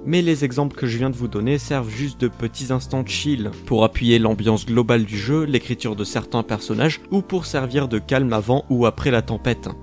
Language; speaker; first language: French; native; French